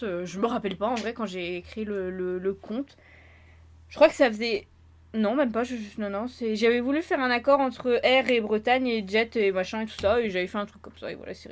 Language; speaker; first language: French; native; French